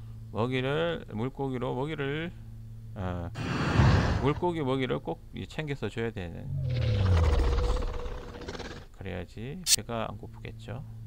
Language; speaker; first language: Korean; native; Korean